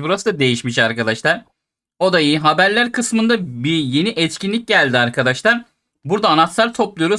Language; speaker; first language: Turkish; native; Turkish